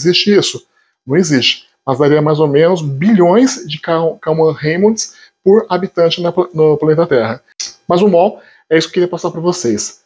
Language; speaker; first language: Portuguese; native; Portuguese